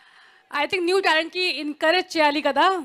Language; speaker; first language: Telugu; non-native, learner; Hindi